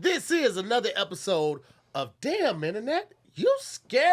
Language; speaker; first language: English; native; English